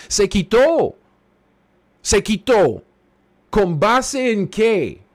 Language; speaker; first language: Spanish; non-native, fluent; English